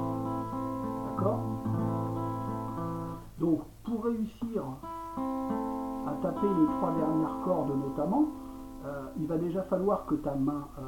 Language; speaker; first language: French; native; French